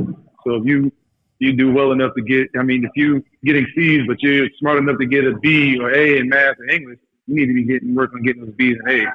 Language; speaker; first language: English; native; English